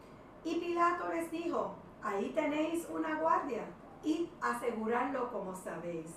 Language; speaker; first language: Spanish; native; Spanish